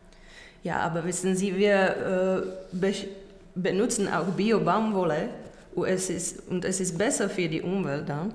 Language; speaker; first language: German; non-native, learner; Czech